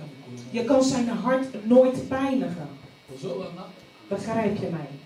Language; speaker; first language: Dutch; non-native, fluent; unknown